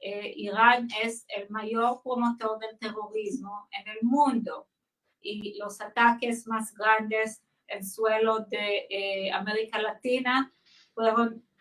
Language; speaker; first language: Spanish; non-native, fluent; Hebrew